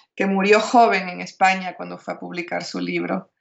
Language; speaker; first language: Spanish; native; Spanish